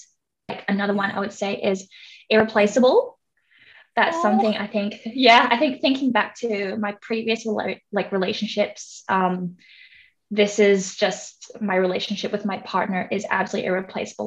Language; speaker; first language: English; non-native, local second language; Cantonese